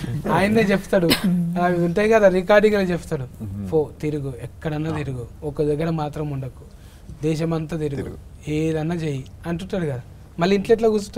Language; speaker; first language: Telugu; native; Telugu